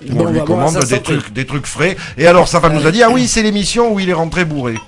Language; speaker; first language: French; native; French